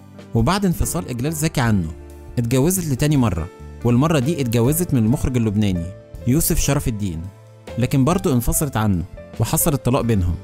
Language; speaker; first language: Arabic; native; Arabic